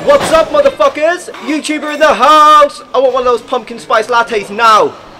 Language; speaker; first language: English; native; English